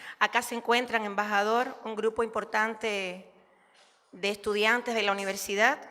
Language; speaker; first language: Spanish; native; Spanish